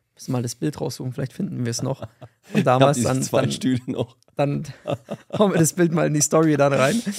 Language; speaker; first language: German; native; German